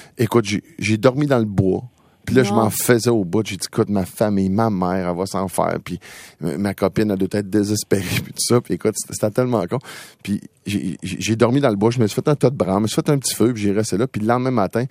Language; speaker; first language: French; native; French